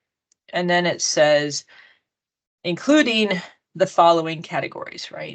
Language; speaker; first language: English; native; English